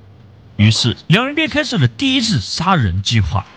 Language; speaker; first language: Chinese; native; Chinese